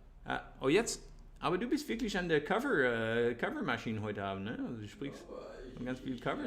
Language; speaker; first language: German; non-native, learner; English